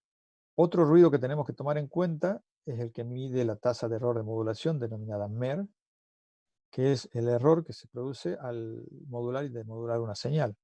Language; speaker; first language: Spanish; native; Spanish